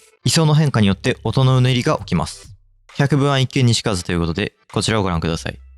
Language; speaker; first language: Japanese; native; Japanese